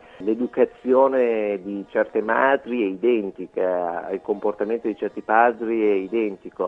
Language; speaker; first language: Italian; non-native, fluent; Persian